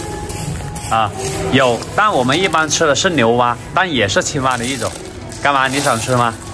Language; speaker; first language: Chinese; native; Chinese